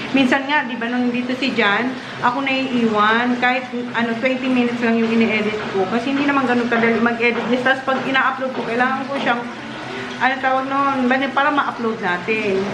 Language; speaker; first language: Filipino; non-native, local second language; Bikol